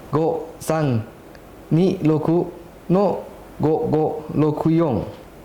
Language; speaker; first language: Japanese; non-native, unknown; Thai